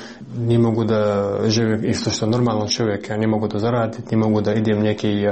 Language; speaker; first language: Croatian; non-native, learner; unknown